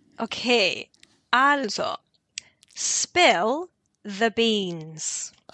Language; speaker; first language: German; non-native, fluent; English